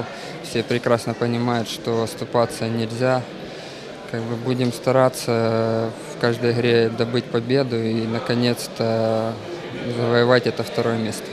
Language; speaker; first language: Russian; native; Russian